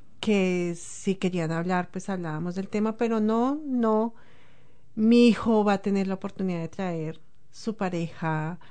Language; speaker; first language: Spanish; native; Spanish